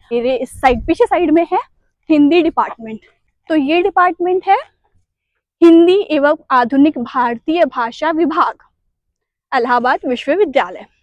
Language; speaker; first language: Hindi; native; Hindi